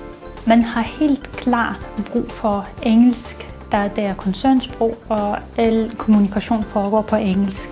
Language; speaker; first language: Danish; non-native, fluent; Belarusian